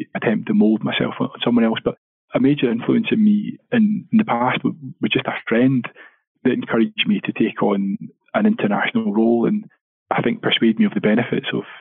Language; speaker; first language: English; native; English